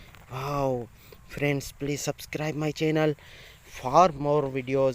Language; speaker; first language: English; non-native, learner; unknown